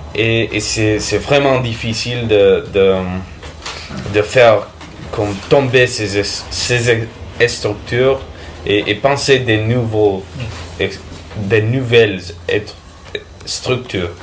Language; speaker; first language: French; non-native, fluent; Spanish